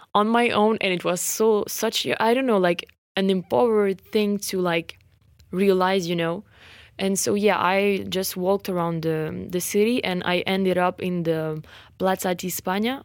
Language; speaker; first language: English; non-native, fluent; French